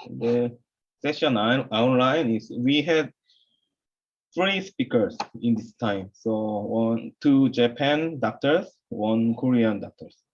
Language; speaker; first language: English; non-native, learner; Korean